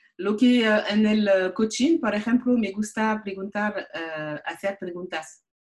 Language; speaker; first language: Spanish; non-native, learner; French